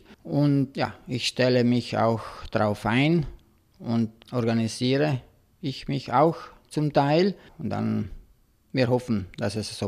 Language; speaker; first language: German; non-native, local second language; Italian